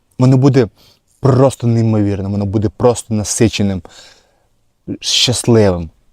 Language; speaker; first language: Ukrainian; non-native, local second language; Russian